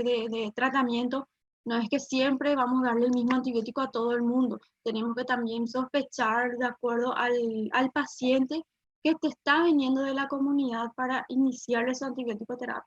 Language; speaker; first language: Spanish; native; Spanish